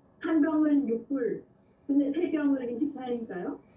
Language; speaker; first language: Korean; non-native, fluent; Vietnamese